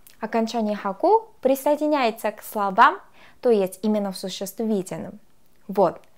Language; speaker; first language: Russian; non-native, fluent; Korean